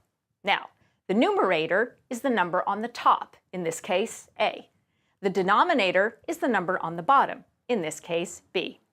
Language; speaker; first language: English; native; English